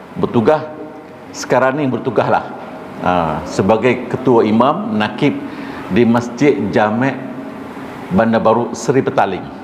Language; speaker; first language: Malay; early bilingual, heritage; Malay